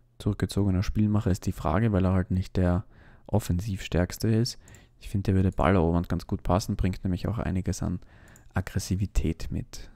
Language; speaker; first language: German; native; German